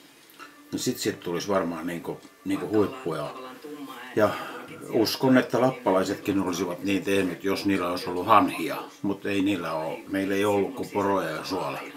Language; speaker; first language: Finnish; native; Finnish